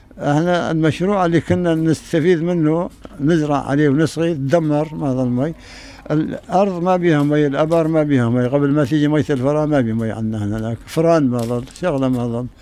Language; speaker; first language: Arabic; native; Arabic